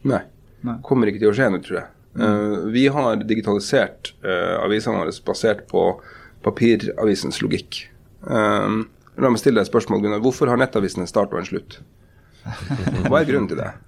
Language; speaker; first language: Norwegian; native; Norwegian